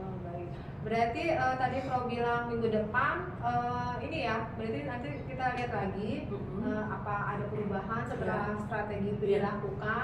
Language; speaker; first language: Malay; native; Malay